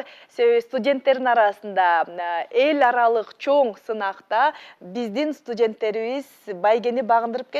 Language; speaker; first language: Kyrgyz; native; Kyrgyz